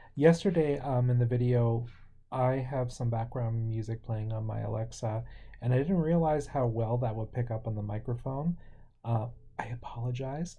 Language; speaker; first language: English; native; English